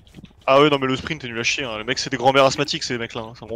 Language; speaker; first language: French; native; French